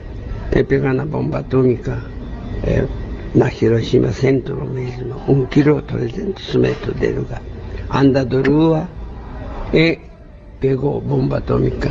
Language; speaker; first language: Portuguese; non-native, learner; Japanese